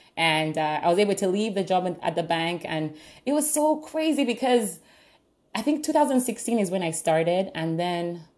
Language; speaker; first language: English; non-native, local second language; Ganda